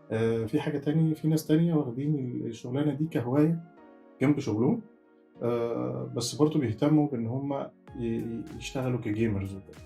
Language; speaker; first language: Arabic; native; Arabic